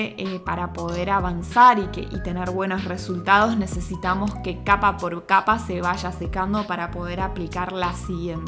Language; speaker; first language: Spanish; native; Spanish